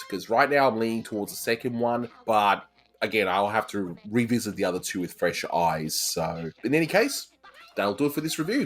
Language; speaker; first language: English; native; English